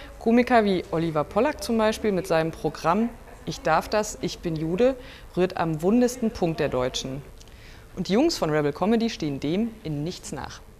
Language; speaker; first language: German; native; German